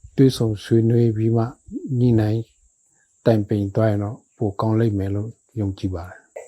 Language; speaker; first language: Burmese; non-native, local second language; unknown